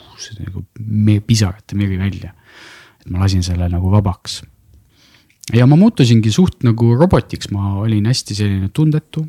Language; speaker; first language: Estonian; non-native, local second language; Russian